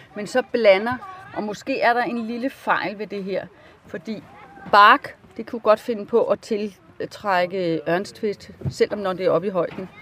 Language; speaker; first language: Danish; native; Danish